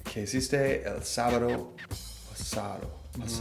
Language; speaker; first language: Spanish; non-native, learner; English